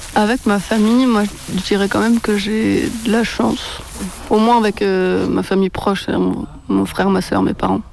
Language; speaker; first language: French; native; French